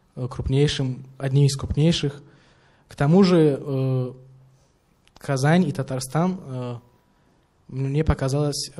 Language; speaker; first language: Russian; non-native, local second language; Tajik